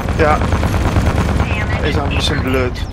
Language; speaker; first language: German; non-native, learner; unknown